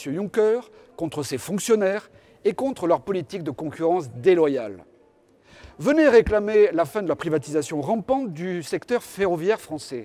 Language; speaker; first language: French; native; French